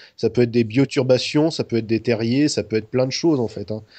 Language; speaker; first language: French; native; French